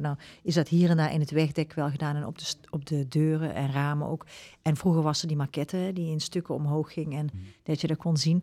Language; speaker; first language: Dutch; native; Dutch